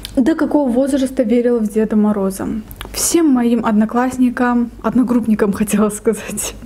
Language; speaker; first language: Russian; non-native, local second language; Lezghian